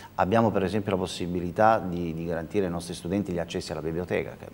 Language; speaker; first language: Italian; native; Italian